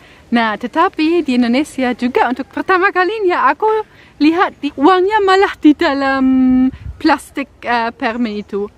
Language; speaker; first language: Indonesian; non-native, fluent; German